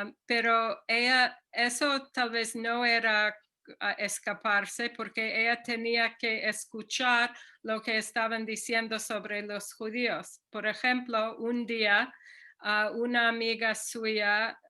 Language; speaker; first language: Spanish; non-native, fluent; English